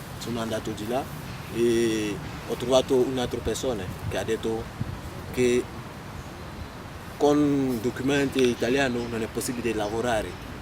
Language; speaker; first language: Italian; non-native, learner; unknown